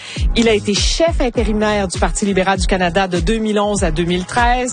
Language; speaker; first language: French; native; French